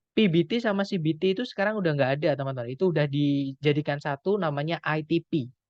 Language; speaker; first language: Indonesian; non-native, local second language; Javanese